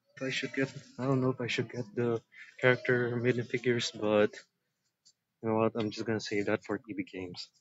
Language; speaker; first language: English; native; English